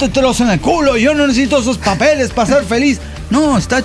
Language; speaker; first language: Spanish; native; Spanish